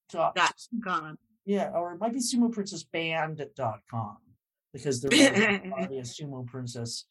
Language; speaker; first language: English; native; English